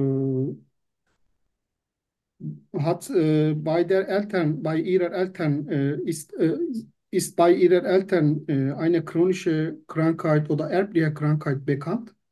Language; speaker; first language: German; non-native, learner; Turkish